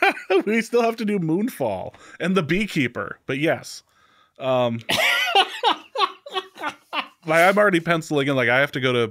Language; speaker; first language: English; native; English